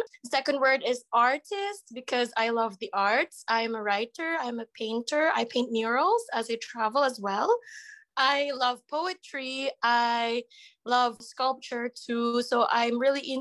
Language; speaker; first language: English; non-native, local second language; Iloko